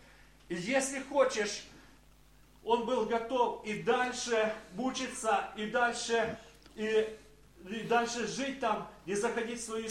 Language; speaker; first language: Polish; non-native, learner; Russian